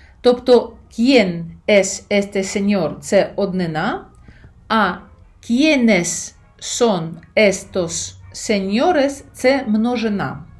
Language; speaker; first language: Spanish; non-native, fluent; Ukrainian